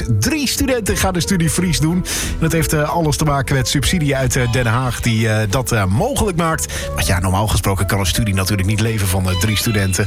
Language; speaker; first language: Dutch; native; Dutch